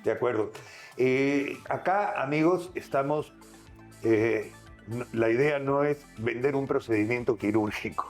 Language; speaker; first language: Spanish; native; Spanish